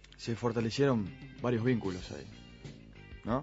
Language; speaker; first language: Spanish; native; Spanish